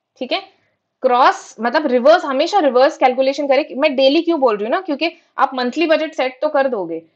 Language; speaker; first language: Hindi; non-native, local second language; Marathi